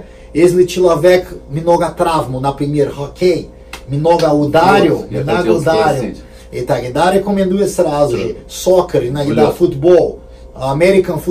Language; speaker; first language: Russian; non-native, learner; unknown